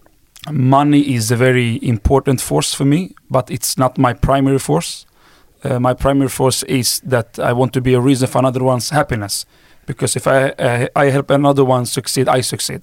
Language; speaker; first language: English; non-native, fluent; Swedish